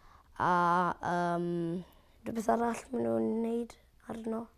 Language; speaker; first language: Welsh; native; Welsh